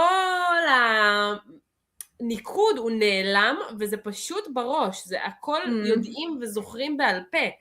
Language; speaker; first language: Hebrew; early bilingual, other home language; Russian